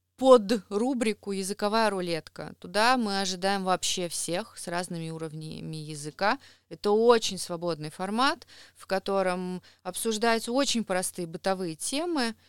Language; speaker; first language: Russian; native; Russian